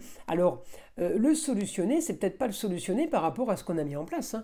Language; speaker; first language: French; native; French